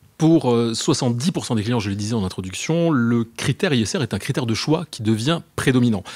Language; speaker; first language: French; native; French